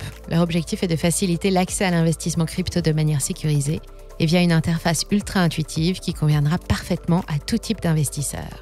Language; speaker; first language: French; native; French